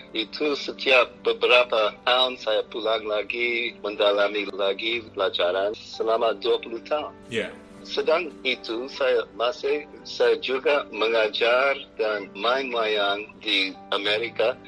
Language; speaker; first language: Indonesian; non-native, fluent; English